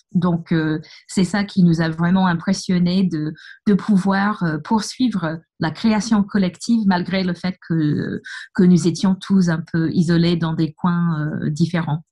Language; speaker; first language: French; non-native, fluent; English